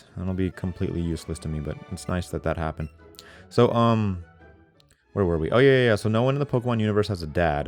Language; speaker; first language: English; native; English